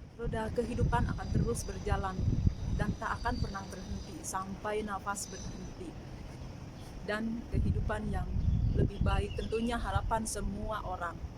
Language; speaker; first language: Indonesian; native; Indonesian